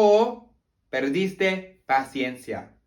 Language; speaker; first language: Spanish; non-native, learner; English